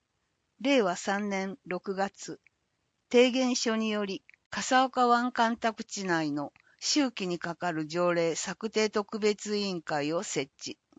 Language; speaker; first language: Japanese; native; Japanese